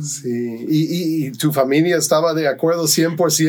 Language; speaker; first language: Spanish; non-native, fluent; English